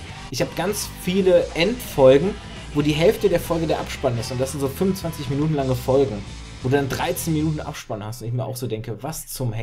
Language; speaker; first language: German; native; German